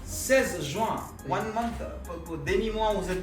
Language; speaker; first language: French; non-native, fluent; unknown